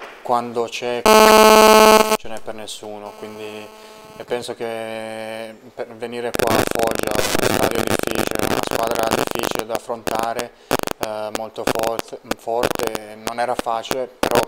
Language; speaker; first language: Italian; non-native, fluent; Serbian